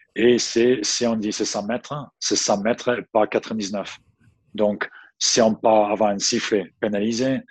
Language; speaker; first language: French; non-native, fluent; English